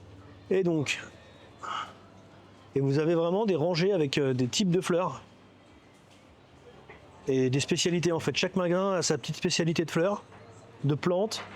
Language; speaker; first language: French; native; French